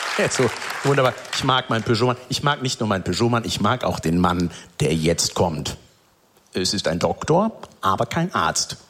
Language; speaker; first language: German; native; German